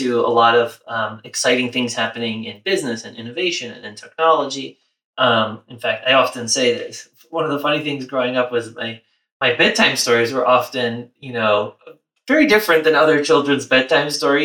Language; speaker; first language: English; native; English